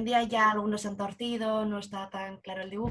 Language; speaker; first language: Spanish; native; Spanish